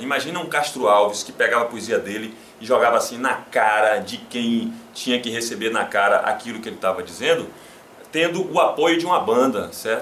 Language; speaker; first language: Portuguese; native; Portuguese